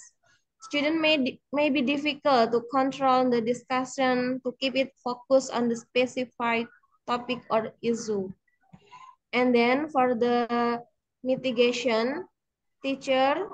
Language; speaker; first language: English; non-native, learner; Indonesian